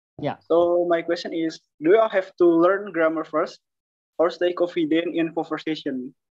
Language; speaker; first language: English; non-native, learner; Indonesian